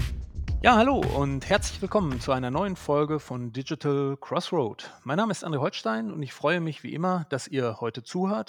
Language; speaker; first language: German; native; German